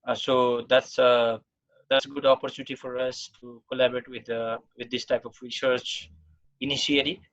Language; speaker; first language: English; non-native, local second language; Nepali